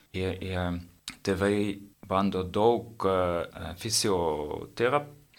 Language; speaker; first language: Lithuanian; non-native, learner; English